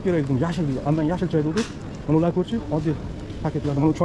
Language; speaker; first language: Turkish; non-native, learner; Uzbek